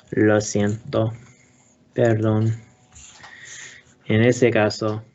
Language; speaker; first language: Spanish; non-native, learner; English